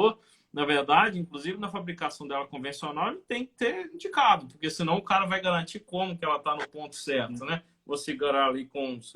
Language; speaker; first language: Portuguese; native; Portuguese